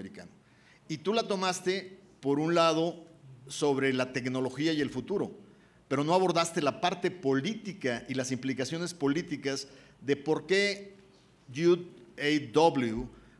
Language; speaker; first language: Spanish; native; Spanish